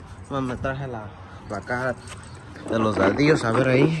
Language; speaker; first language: Spanish; early bilingual, heritage; Spanish